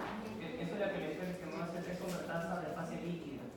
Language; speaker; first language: Spanish; native; Spanish